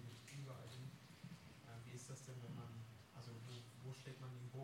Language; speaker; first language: German; non-native, fluent; English